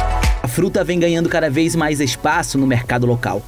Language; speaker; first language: Portuguese; native; Portuguese